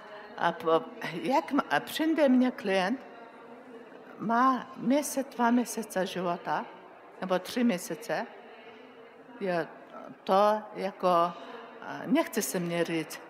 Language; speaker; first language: Czech; non-native, learner; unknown